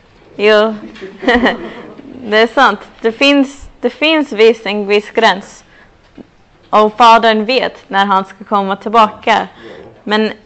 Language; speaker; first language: Swedish; non-native, fluent; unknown